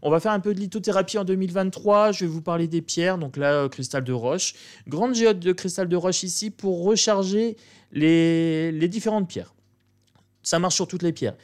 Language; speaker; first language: French; native; French